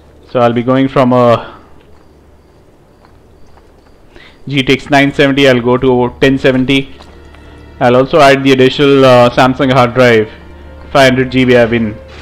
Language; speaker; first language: English; non-native, local second language; Hindi